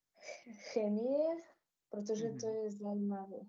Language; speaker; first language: Czech; non-native, learner; Ukrainian